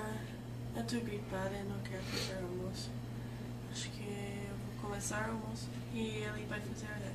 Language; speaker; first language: Portuguese; non-native, fluent; English